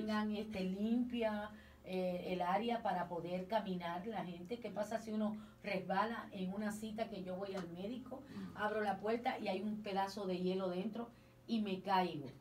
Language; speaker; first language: Spanish; native; Spanish